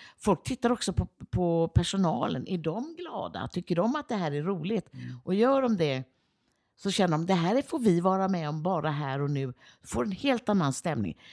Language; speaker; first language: Swedish; native; Swedish